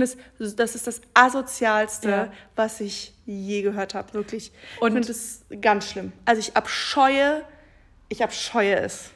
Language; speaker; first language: German; native; German